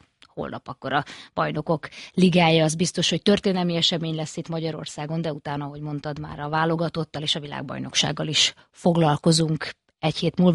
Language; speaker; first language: Hungarian; native; Hungarian